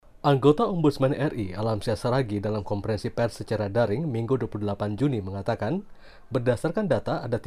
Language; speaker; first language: Indonesian; native; Indonesian